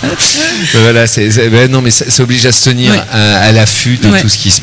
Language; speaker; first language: French; native; French